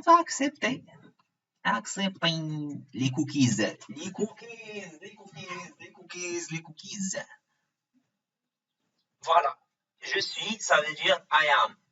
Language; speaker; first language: French; non-native, fluent; Arabic